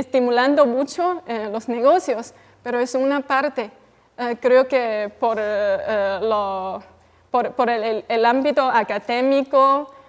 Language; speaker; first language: Spanish; non-native, fluent; Chinese